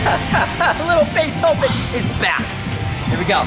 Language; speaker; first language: English; native; English